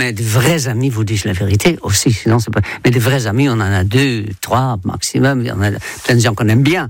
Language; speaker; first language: French; non-native, fluent; Dutch